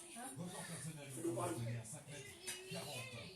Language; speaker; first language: French; native; French